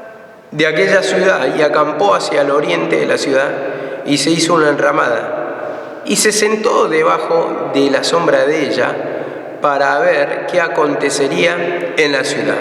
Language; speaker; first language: Spanish; native; Spanish